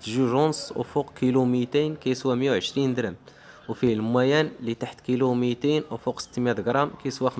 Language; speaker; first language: Arabic; native; Arabic